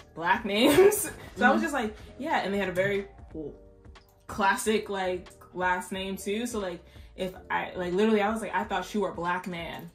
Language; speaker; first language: English; native; English